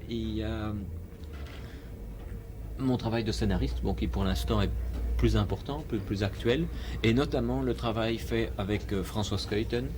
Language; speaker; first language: French; native; French